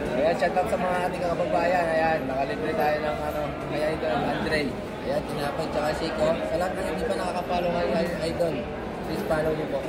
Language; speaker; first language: Filipino; non-native, local second language; Cebuano